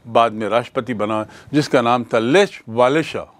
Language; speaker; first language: Hindi; native; Hindi